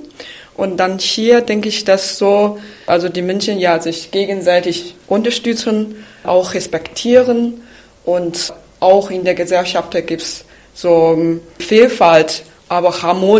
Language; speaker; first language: German; non-native, fluent; Chinese